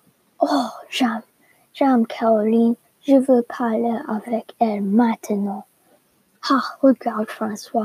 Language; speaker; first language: French; non-native, learner; English